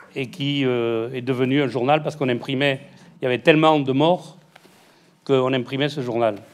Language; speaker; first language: French; native; French